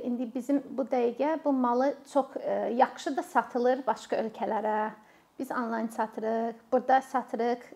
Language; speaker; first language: Azerbaijani; non-native, fluent; English